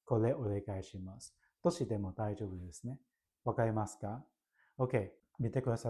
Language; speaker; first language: Japanese; non-native, fluent; Cantonese